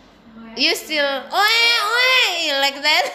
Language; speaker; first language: English; non-native, learner; Indonesian